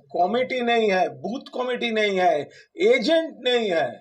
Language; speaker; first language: Hindi; non-native, local second language; Bangla